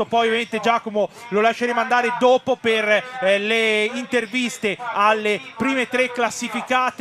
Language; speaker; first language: Italian; native; Italian